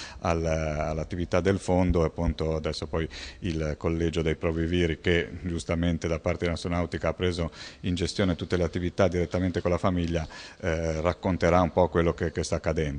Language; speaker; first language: Italian; native; Italian